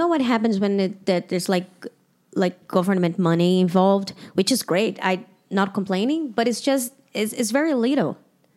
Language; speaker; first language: English; non-native, fluent; Portuguese